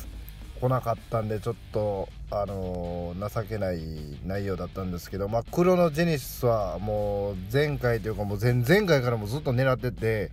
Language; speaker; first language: Japanese; native; Japanese